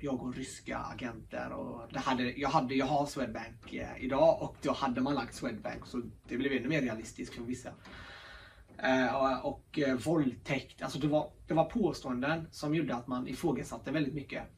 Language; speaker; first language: Swedish; early bilingual, other home language; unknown